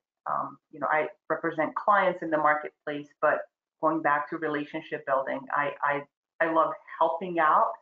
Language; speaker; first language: English; non-native, fluent; Croatian